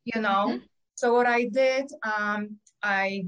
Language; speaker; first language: English; non-native, fluent; Polish